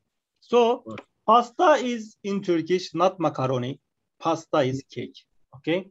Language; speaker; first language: English; non-native, learner; Arabic